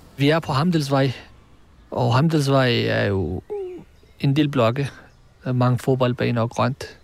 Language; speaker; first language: Danish; early bilingual, other home language; Arabic